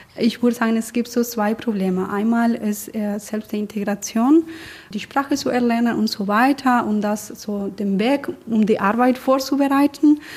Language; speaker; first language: German; non-native, fluent; Spanish